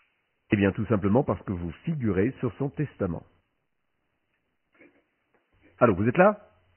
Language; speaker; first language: French; native; French